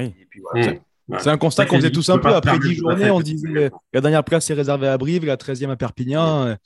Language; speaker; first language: French; native; French